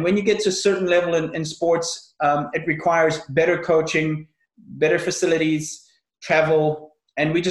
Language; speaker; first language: English; native; English